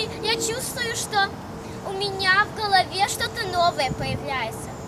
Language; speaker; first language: Russian; early bilingual, heritage; Russian